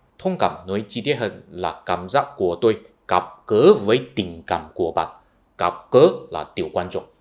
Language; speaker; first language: Vietnamese; non-native, fluent; Chinese